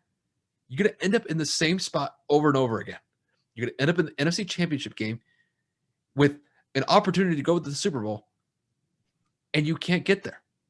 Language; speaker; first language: English; native; English